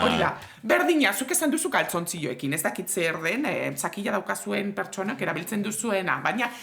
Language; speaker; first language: Basque; native; Basque